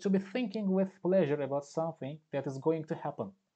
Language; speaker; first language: English; non-native, fluent; Turkish